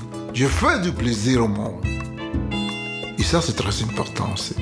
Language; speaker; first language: French; non-native, fluent; Spanish